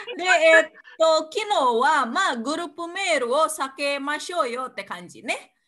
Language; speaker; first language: Japanese; non-native, fluent; Indonesian